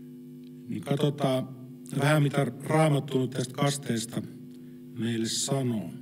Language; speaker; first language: Finnish; native; Finnish